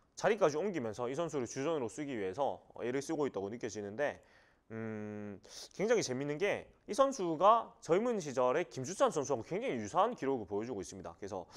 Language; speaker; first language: Korean; native; Korean